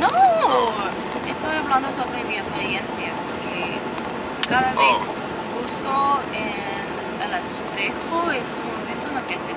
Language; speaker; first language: Spanish; non-native, learner; English